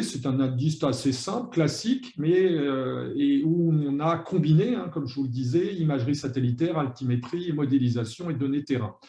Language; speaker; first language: French; native; French